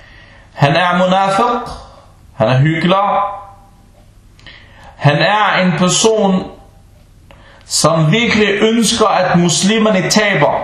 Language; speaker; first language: Danish; early bilingual, other home language; Arabic